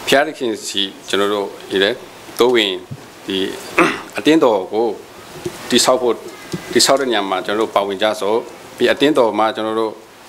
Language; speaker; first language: Burmese; non-native, local second language; Kachin